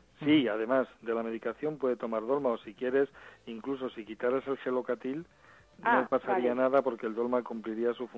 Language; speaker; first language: Spanish; native; Spanish